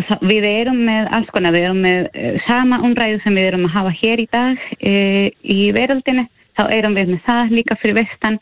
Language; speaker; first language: Icelandic; non-native, learner; Spanish